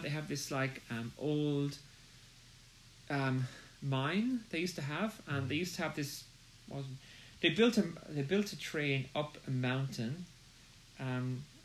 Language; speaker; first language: English; native; English